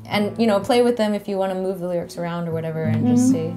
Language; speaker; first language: English; native; English